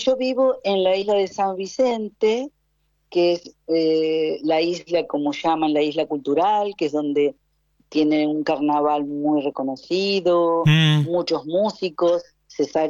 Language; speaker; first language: Spanish; native; Spanish